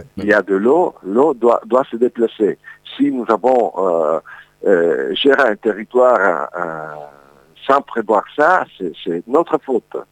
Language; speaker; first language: French; non-native, fluent; Italian